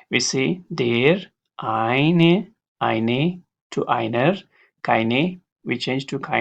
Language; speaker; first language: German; non-native, learner; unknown